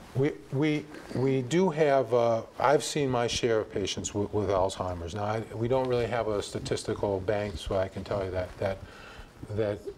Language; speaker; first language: English; native; English